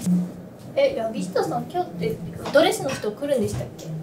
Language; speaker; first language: Japanese; native; Japanese